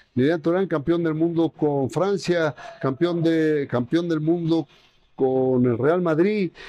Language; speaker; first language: Spanish; native; Spanish